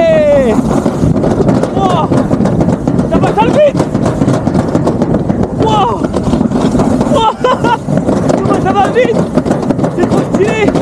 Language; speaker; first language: French; native; French